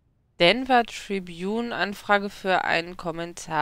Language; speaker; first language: German; native; German